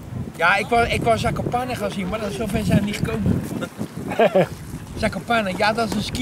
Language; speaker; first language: Dutch; native; Dutch